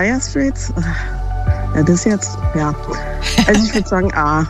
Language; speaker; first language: German; native; German